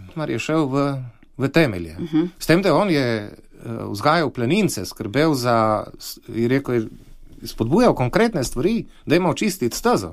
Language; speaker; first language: Slovenian; native; Slovenian